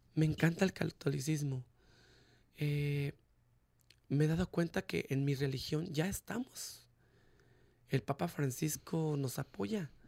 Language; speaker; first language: Spanish; native; Spanish